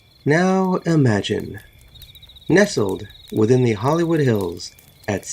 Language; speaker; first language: English; native; English